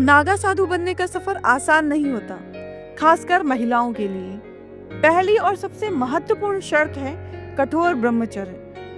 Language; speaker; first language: Hindi; native; Hindi